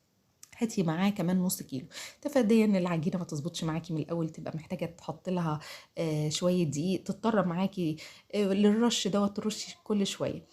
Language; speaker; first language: Arabic; native; Arabic